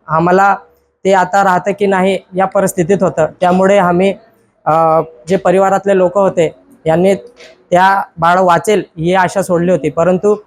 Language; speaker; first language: Marathi; non-native, local second language; Bhili